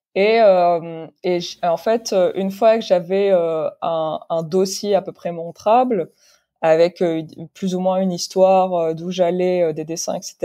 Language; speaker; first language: French; non-native, local second language; Arabic